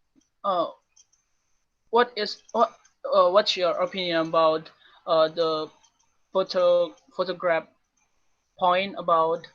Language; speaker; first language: English; non-native, learner; Indonesian